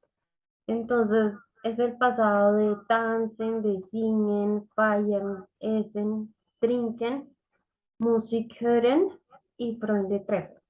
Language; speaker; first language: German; non-native, fluent; Spanish